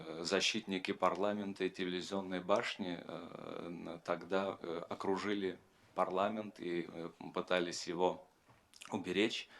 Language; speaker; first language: Russian; non-native, fluent; Lithuanian